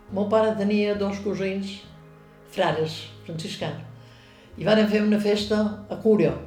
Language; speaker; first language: Catalan; native; Catalan